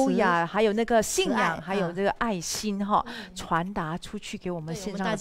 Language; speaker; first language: Chinese; native; Chinese